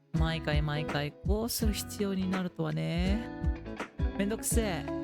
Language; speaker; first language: Japanese; non-native, fluent; English